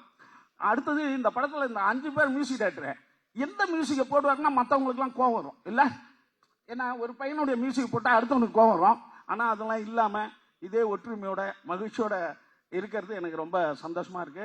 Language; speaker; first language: Tamil; native; Tamil